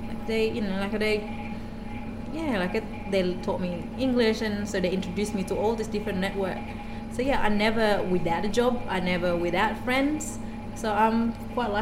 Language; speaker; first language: English; non-native, fluent; Indonesian